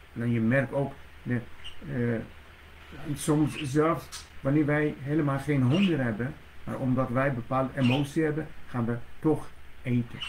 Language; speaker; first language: Dutch; non-native, fluent; Persian